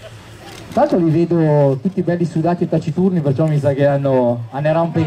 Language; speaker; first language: Italian; native; Italian